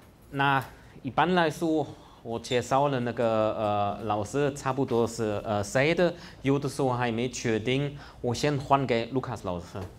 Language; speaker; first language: Chinese; non-native, fluent; German